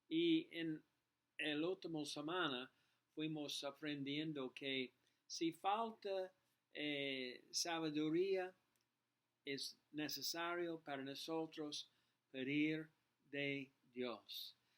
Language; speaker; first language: Spanish; non-native, learner; English